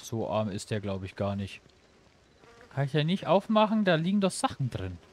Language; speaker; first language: German; native; German